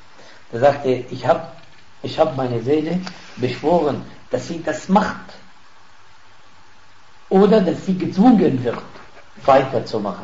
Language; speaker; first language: German; non-native, fluent; Arabic